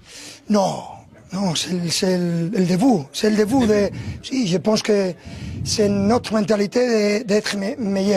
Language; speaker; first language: French; non-native, fluent; Spanish